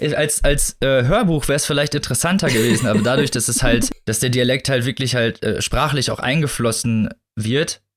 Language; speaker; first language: German; native; German